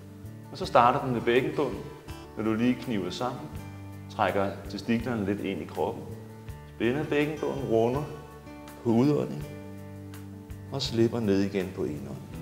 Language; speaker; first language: Danish; native; Danish